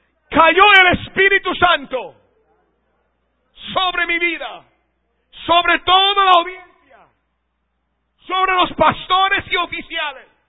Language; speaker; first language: Spanish; non-native, fluent; English